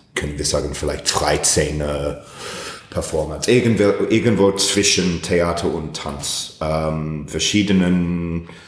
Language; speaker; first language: German; non-native, learner; English